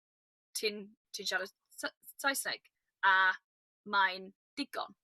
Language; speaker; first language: Welsh; non-native, learner; English